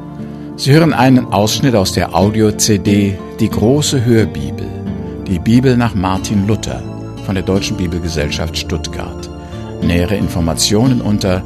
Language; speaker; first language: German; native; German